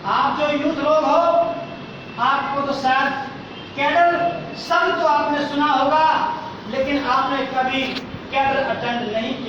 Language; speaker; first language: Hindi; native; Hindi